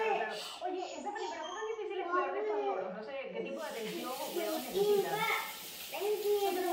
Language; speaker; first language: Spanish; native; Spanish